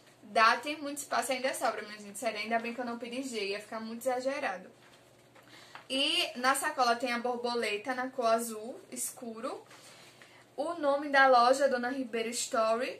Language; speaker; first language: Portuguese; native; Portuguese